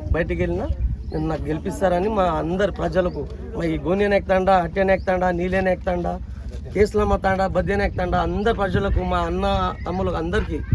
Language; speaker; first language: Telugu; non-native, local second language; Lambadi